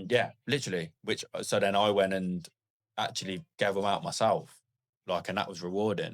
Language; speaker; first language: English; native; English